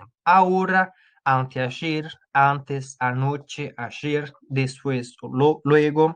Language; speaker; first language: Spanish; non-native, fluent; Portuguese